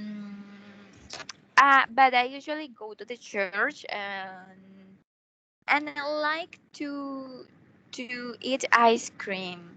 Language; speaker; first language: English; non-native, learner; Spanish